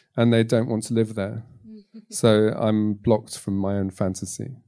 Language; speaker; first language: English; native; English